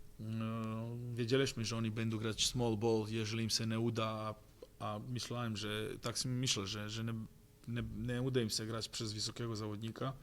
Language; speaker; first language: Polish; non-native, fluent; Croatian